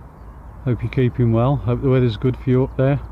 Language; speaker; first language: English; native; English